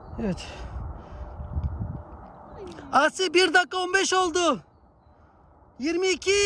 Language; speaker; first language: Turkish; early bilingual, heritage; Turkish